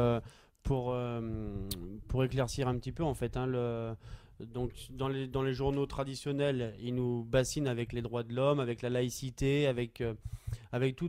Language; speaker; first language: French; native; French